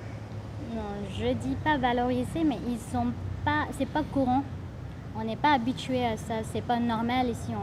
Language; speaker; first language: French; non-native, fluent; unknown